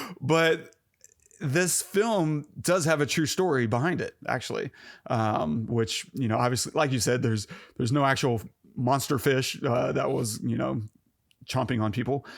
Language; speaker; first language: English; native; English